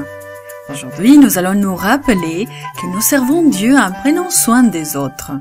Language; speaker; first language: French; native; French